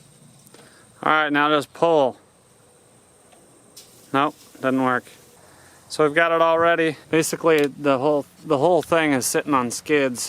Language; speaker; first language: English; native; English